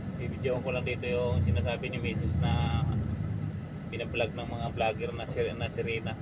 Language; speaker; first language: Filipino; non-native, local second language; Cebuano